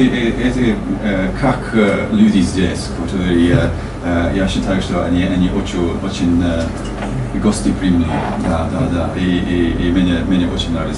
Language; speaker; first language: Russian; non-native, learner; English